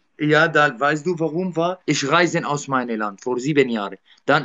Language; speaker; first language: German; non-native, learner; Arabic